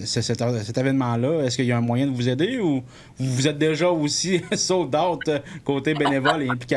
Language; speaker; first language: French; native; French